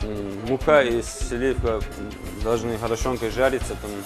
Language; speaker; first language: Russian; non-native, learner; Turkish